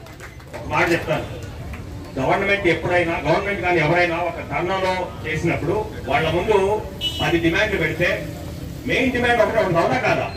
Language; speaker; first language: Telugu; native; Telugu